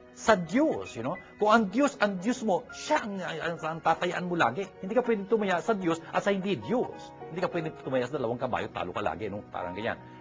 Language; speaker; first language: Filipino; native; Filipino